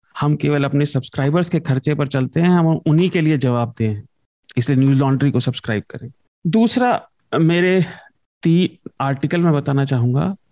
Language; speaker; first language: Hindi; native; Hindi